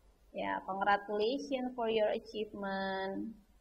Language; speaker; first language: English; non-native, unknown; Indonesian